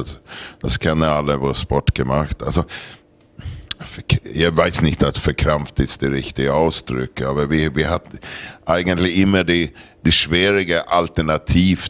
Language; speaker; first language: German; non-native, learner; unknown